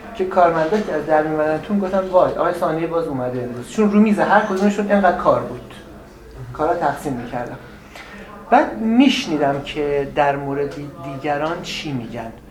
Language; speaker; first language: Persian; native; Persian